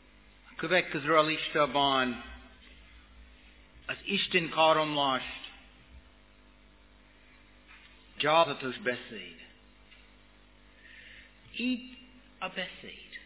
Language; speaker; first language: Hungarian; non-native, fluent; English